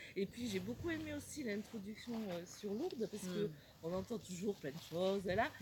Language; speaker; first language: French; non-native, fluent; Spanish